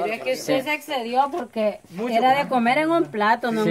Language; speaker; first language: Spanish; native; Spanish